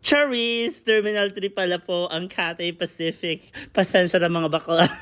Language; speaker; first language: Filipino; native; Filipino